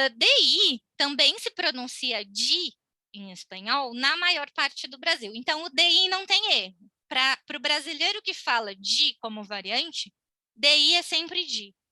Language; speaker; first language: Portuguese; native; Portuguese